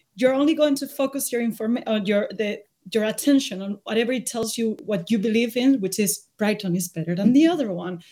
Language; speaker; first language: English; non-native, fluent; Spanish